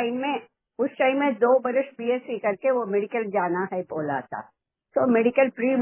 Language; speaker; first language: Hindi; non-native, local second language; Tamil